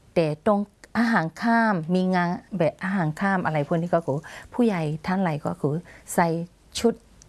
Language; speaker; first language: Thai; non-native, fluent; Burmese